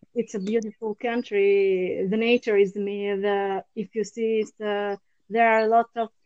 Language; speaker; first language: English; non-native, learner; Albanian